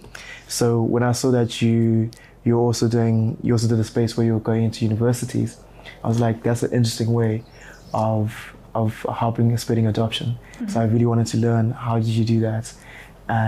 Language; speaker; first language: English; non-native, local second language; Shona